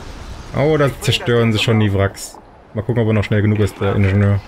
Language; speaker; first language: German; native; German